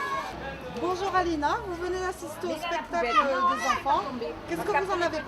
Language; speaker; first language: French; native; French